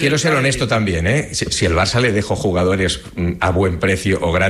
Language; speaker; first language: Spanish; native; Spanish